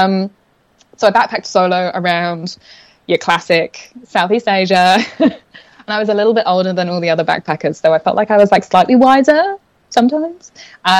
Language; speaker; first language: English; native; English